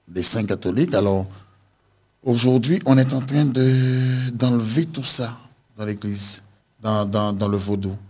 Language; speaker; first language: French; native; French